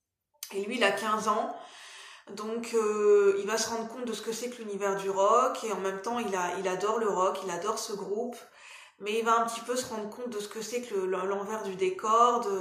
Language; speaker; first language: French; native; French